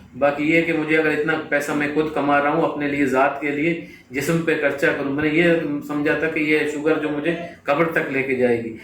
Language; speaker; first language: Urdu; non-native, local second language; Baluchi